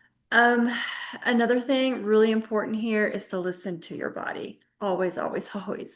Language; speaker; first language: English; native; English